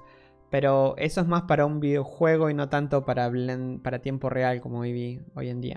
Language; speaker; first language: Spanish; native; Spanish